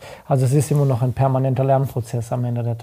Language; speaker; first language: German; native; German